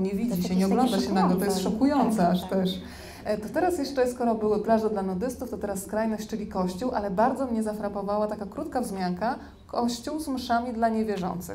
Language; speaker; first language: Polish; native; Polish